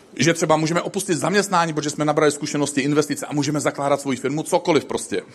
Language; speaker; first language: Czech; native; Czech